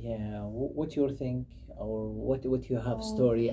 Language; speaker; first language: English; non-native, learner; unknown